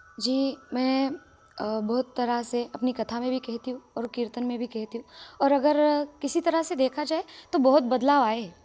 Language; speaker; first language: Hindi; non-native, local second language; Marathi